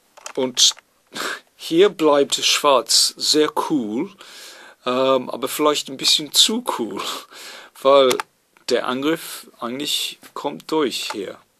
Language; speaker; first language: German; non-native, fluent; English